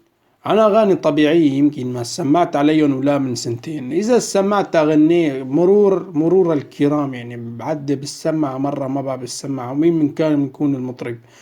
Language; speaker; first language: Arabic; native; Arabic